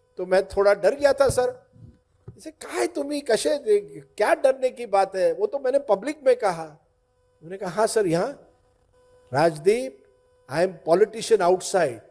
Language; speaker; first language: Hindi; non-native, local second language; Marathi